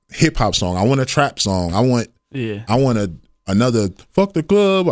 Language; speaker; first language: English; native; English